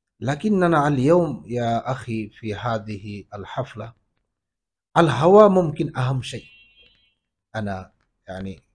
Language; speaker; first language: Arabic; non-native, learner; Bangla